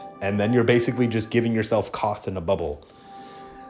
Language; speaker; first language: English; native; English